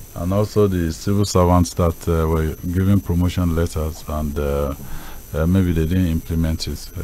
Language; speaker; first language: English; non-native, local second language; Yoruba